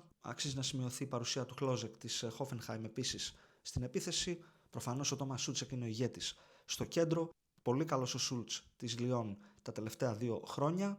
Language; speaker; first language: Greek; native; Greek